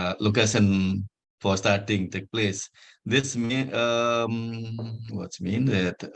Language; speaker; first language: English; non-native, fluent; Indonesian